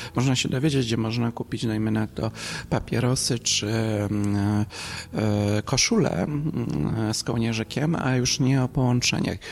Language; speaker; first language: Polish; native; Polish